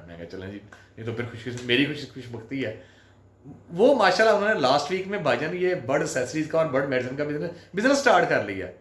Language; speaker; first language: Urdu; non-native, local second language; Punjabi